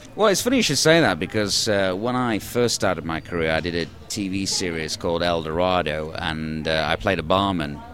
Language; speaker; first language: English; native; English